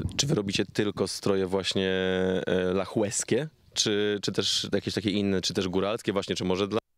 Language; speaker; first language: Polish; native; Polish